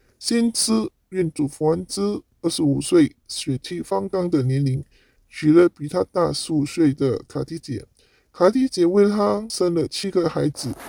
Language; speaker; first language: Chinese; non-native, local second language; Cantonese